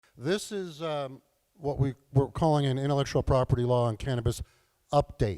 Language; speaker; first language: English; native; English